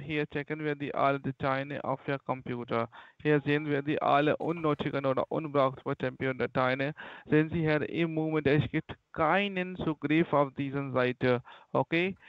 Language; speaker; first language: German; non-native, learner; Hindi